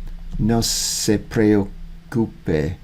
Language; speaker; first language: Spanish; non-native, learner; English